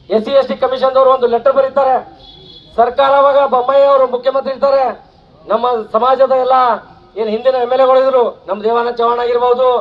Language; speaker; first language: Kannada; non-native, local second language; Lambadi